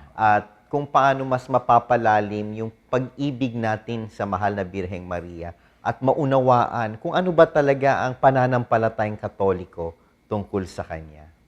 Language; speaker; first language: Filipino; non-native, local second language; Bikol